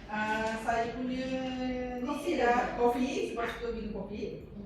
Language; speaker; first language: Malay; native; Malay